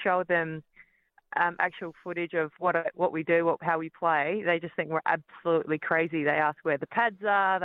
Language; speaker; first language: English; native; English